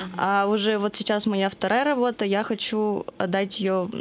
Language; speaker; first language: Russian; native; Russian